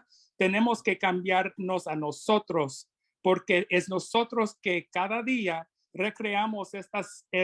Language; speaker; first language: Spanish; non-native, fluent; English